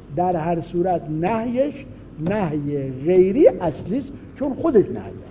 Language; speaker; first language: Persian; native; Persian